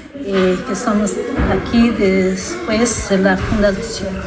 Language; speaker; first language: Spanish; non-native, learner; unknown